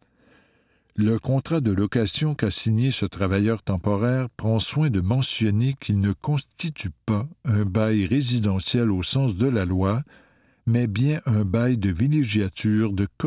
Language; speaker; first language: French; native; French